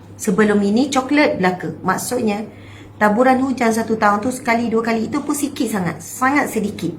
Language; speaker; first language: Malay; native; Malay